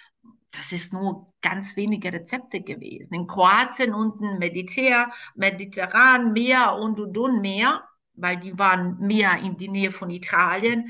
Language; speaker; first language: German; non-native, fluent; Croatian